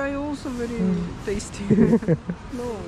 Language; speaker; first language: English; non-native, learner; Russian